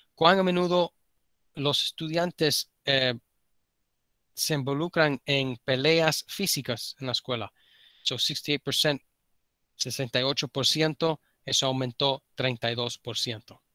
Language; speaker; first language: Spanish; early bilingual, heritage; Spanish